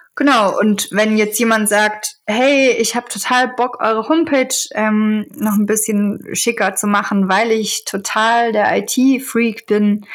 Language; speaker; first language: German; native; German